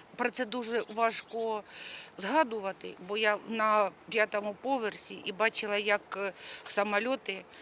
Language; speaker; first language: Ukrainian; non-native, local second language; Russian